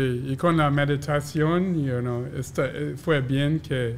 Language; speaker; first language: Spanish; non-native, learner; English